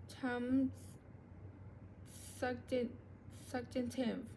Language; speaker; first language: English; non-native, learner; Thai